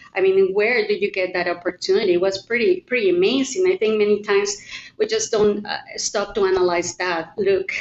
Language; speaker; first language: English; non-native, fluent; Spanish